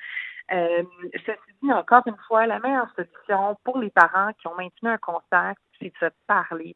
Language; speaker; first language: French; native; French